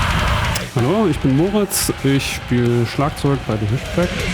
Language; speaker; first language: German; native; German